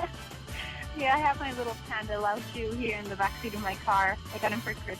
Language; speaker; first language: English; native; English